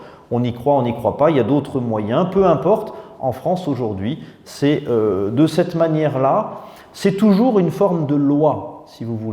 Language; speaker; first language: French; native; French